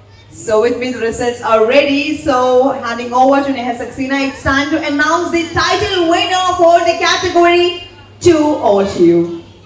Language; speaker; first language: English; non-native, local second language; Malayalam